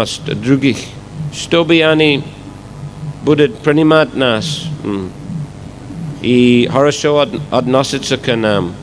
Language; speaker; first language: Russian; non-native, fluent; English